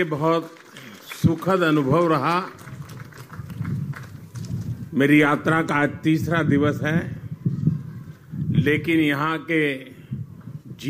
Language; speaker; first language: Hindi; non-native, local second language; Gujarati